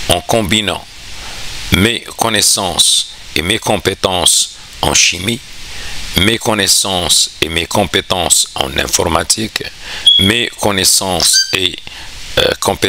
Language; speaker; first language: French; non-native, local second language; Arabic